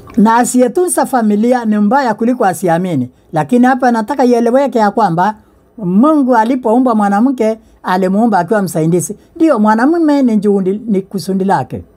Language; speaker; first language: Swahili; non-native, local second language; Meru